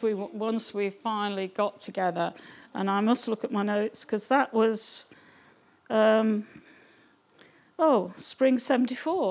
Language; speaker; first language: English; native; English